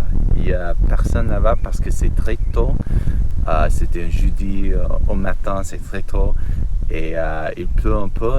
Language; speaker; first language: French; non-native, learner; English